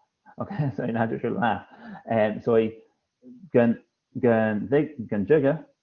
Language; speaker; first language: Chinese; non-native, fluent; English